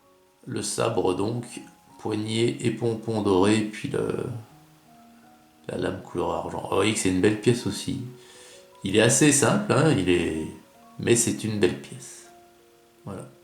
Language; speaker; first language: French; native; French